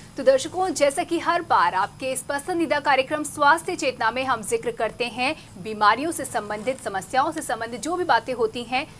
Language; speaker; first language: Hindi; native; Hindi